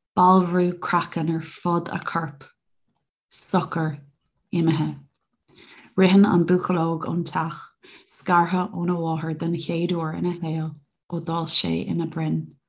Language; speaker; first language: Irish; native; Irish